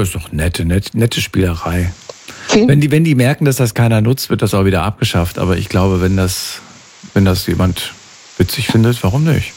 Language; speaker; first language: German; native; German